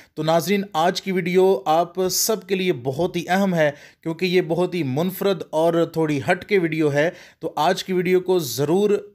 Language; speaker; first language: Urdu; non-native, local second language; Punjabi